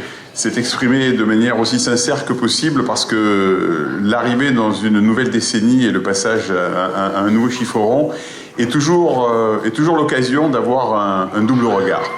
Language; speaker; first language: French; native; French